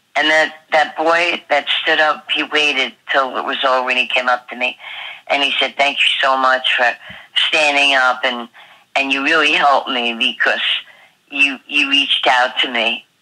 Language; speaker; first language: English; native; English